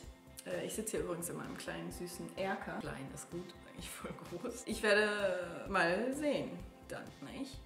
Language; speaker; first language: German; native; German